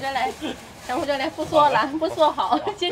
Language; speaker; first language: Chinese; non-native, fluent; Indonesian